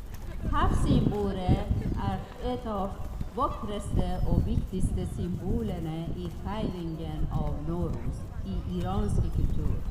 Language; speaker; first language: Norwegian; non-native, fluent; Persian